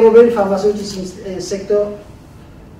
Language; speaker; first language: Dutch; non-native, local second language; French